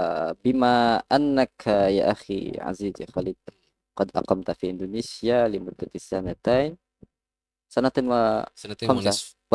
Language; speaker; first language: Arabic; non-native, learner; Indonesian